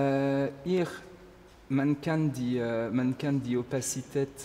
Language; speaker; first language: German; non-native, learner; French